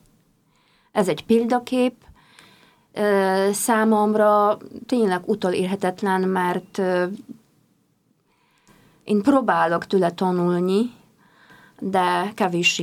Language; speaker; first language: Hungarian; non-native, fluent; Polish